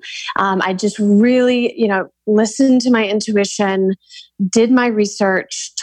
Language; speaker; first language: English; native; English